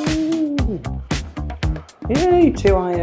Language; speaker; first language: English; native; English